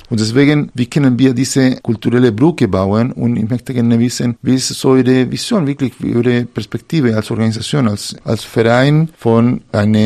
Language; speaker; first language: German; non-native, fluent; Spanish